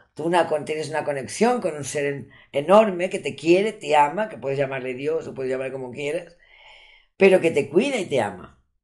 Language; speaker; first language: Spanish; non-native, local second language; Catalan